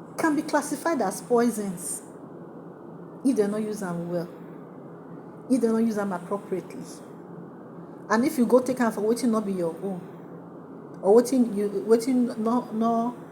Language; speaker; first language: Nigerian Pidgin; native; Nigerian Pidgin